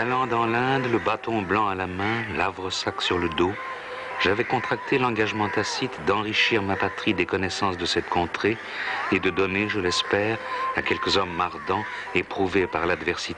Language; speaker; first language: French; native; French